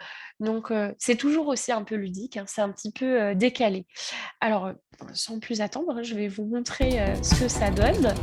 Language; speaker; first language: French; native; French